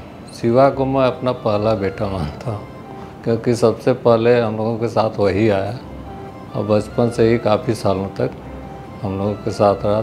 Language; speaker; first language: Hindi; native; Hindi